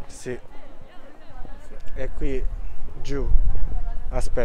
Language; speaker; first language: Italian; non-native, learner; Japanese